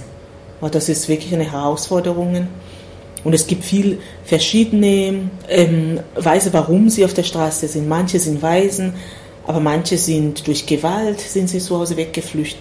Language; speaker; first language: German; non-native, fluent; Swahili